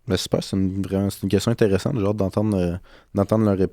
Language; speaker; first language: French; native; French